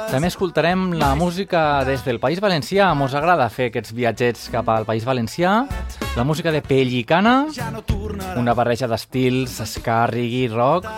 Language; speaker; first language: Catalan; native; Catalan